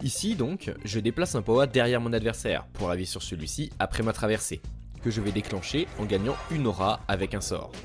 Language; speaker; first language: French; native; French